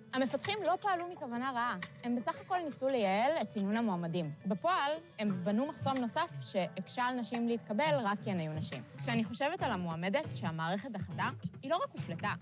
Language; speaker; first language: Hebrew; early bilingual, other home language; Russian